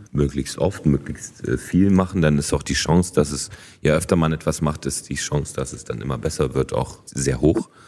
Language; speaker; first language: German; early bilingual, other home language; Polish